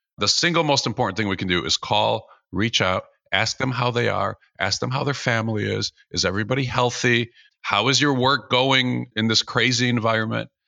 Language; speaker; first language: English; early bilingual, other home language; Russian